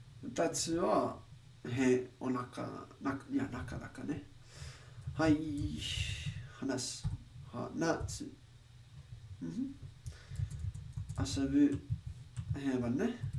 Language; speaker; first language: Japanese; non-native, learner; English